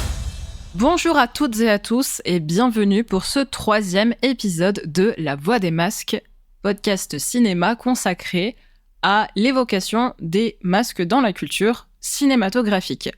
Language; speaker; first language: French; native; French